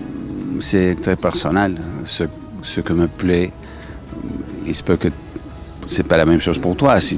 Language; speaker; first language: French; non-native, fluent; English